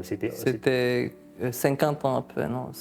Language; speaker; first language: French; non-native, fluent; Romanian